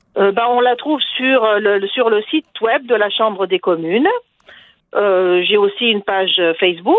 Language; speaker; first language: French; non-native, local second language; Arabic